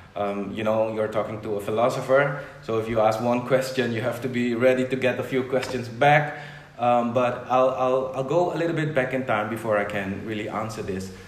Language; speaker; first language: English; non-native, fluent; Dutch